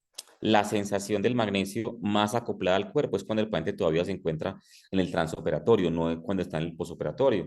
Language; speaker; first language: Spanish; native; Spanish